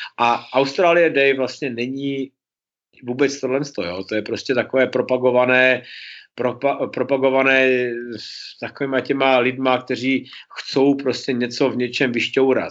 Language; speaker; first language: Czech; early bilingual, heritage; Czech